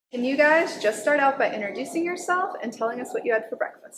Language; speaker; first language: English; native; English